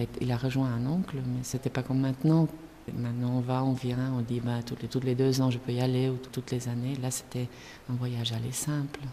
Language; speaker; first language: French; non-native, fluent; Spanish